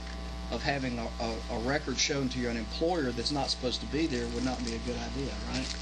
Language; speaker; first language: English; native; English